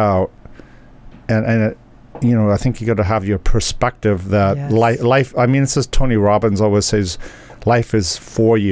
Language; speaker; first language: English; native; English